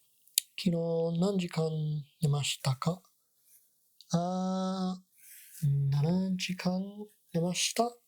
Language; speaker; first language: Japanese; non-native, learner; English